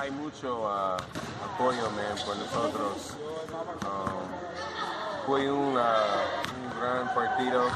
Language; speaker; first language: Spanish; non-native, learner; English